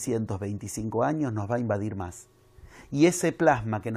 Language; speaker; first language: Spanish; native; Spanish